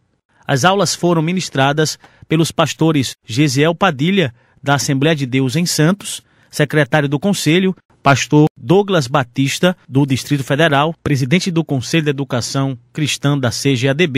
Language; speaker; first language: Portuguese; native; Portuguese